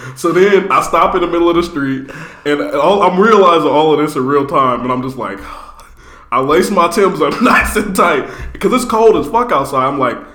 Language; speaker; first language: English; native; English